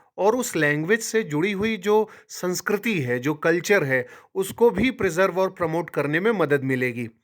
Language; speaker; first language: Hindi; native; Hindi